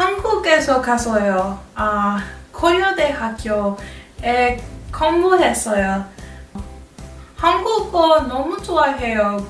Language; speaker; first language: Korean; non-native, learner; English